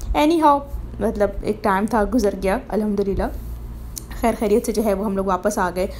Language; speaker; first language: Urdu; native; Urdu